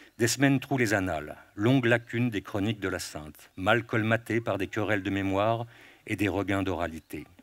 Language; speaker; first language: French; native; French